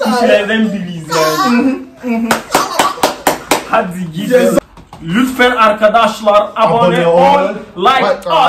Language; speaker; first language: Turkish; non-native, learner; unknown